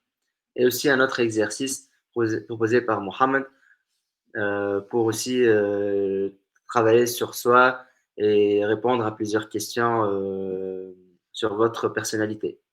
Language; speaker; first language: French; non-native, local second language; Arabic